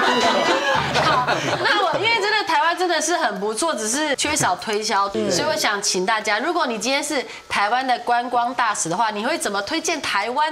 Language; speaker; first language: Chinese; native; Chinese